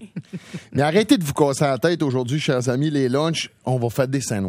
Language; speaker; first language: French; native; French